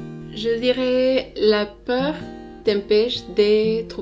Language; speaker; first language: French; non-native, learner; Spanish